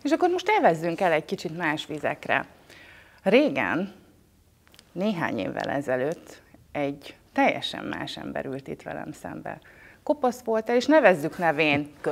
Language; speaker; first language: Hungarian; native; Hungarian